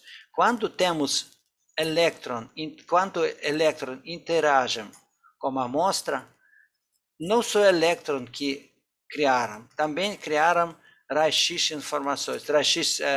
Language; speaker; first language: Portuguese; non-native, fluent; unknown